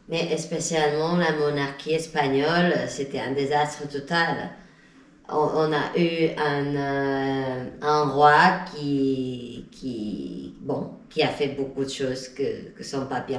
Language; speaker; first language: French; non-native, fluent; Spanish